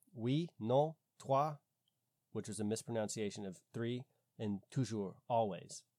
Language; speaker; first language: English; native; English